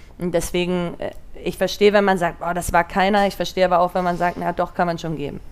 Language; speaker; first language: German; native; German